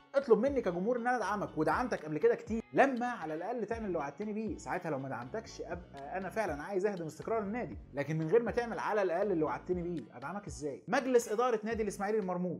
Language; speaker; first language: Arabic; native; Arabic